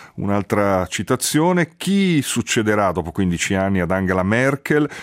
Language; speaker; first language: Italian; native; Italian